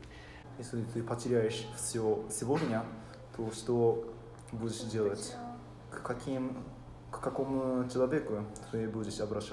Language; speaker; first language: Russian; non-native, fluent; Japanese